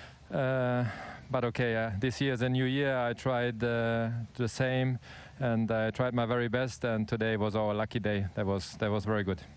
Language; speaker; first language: English; non-native, fluent; German